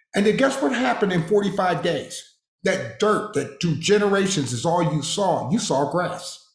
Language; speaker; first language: English; native; English